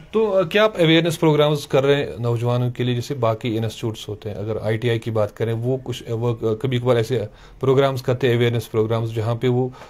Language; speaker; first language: Hindi; non-native, local second language; Kashmiri